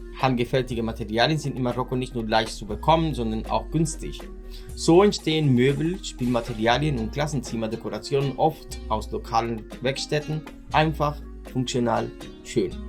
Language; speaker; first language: German; native; German